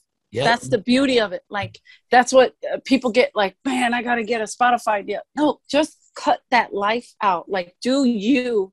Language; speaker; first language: English; native; English